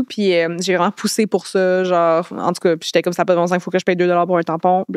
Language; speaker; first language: French; native; French